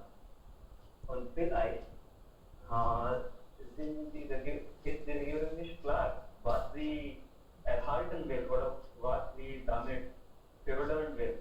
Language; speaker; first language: German; non-native, learner; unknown